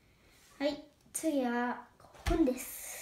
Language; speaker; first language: Japanese; early bilingual, heritage; Japanese